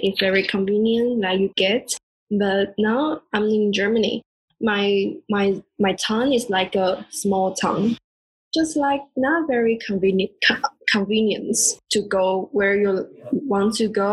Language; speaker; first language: English; non-native, learner; Chinese